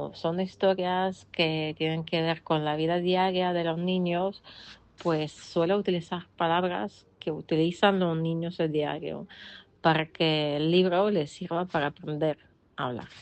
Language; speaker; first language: Spanish; non-native, fluent; Russian